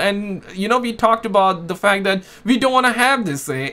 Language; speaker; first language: English; native; English